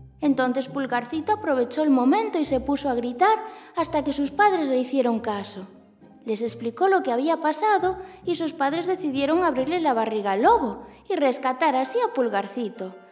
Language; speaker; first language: Spanish; native; Spanish